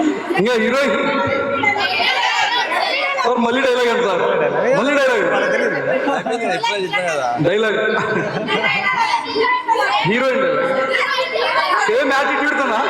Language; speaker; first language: Telugu; native; Telugu